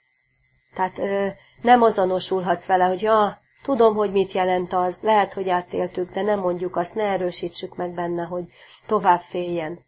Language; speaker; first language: Hungarian; native; Hungarian